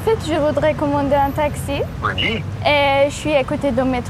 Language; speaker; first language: French; non-native, fluent; Persian